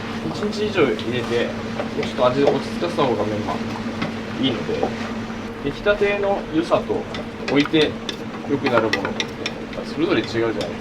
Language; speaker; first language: Japanese; native; Japanese